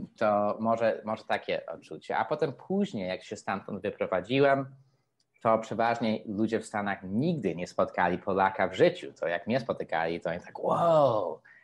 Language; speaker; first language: Polish; early bilingual, heritage; Polish